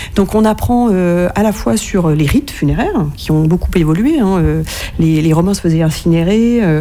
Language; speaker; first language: French; native; French